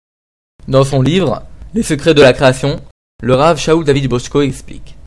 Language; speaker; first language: French; native; French